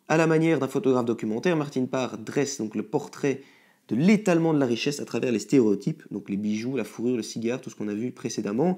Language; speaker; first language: French; native; French